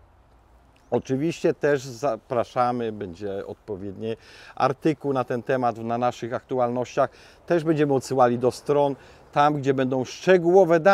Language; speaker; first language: Polish; native; Polish